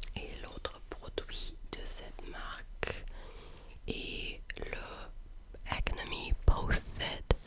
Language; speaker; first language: French; non-native, learner; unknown